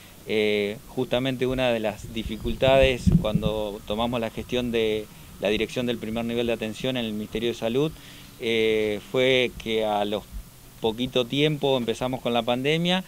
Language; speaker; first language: Spanish; native; Spanish